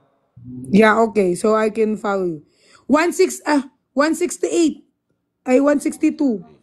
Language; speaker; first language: English; non-native, learner; Filipino